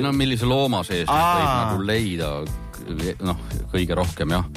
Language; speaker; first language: Estonian; native; Estonian